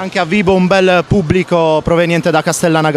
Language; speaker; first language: Italian; native; Italian